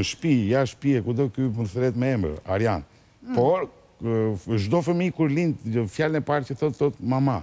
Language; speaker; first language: Albanian; native; Albanian